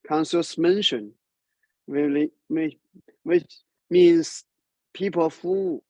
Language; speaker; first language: English; non-native, learner; Chinese